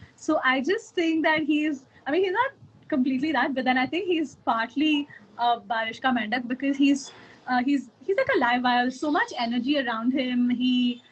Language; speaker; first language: English; non-native, local second language; Kannada